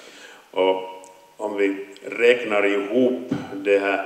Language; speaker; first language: Swedish; non-native, local second language; Finnish